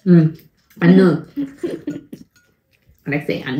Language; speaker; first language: Vietnamese; non-native, learner; French